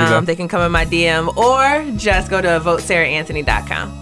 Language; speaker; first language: English; native; English